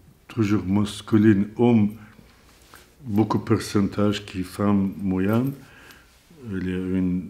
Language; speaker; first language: French; non-native, learner; Azerbaijani